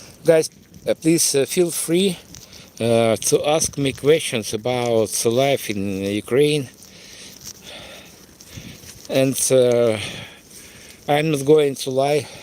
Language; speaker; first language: English; non-native, fluent; Russian